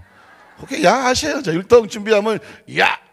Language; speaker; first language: Korean; native; Korean